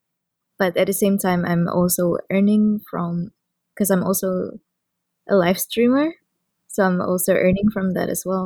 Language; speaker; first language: English; non-native, local second language; Malay